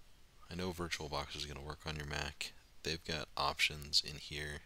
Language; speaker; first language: English; native; English